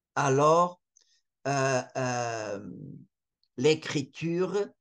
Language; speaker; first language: French; non-native, fluent; Portuguese